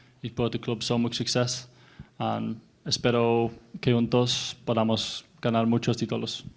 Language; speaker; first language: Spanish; non-native, learner; English